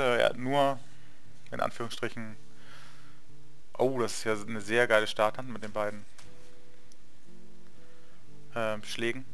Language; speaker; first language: German; native; German